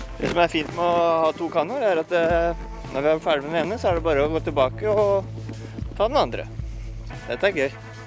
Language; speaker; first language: Norwegian; native; Norwegian